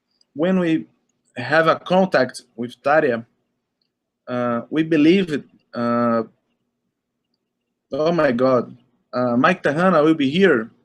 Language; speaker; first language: English; non-native, learner; Portuguese